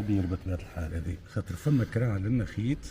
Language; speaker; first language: Arabic; native; Arabic